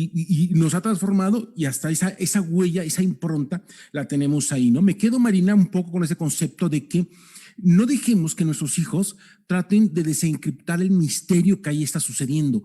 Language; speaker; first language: Spanish; native; Spanish